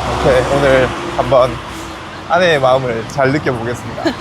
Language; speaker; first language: Korean; native; Korean